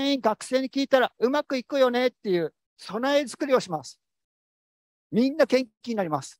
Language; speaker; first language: Japanese; native; Japanese